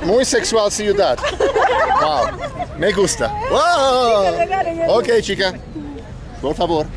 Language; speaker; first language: Spanish; non-native, learner; English